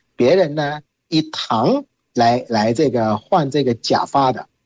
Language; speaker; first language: Chinese; non-native, fluent; Bangla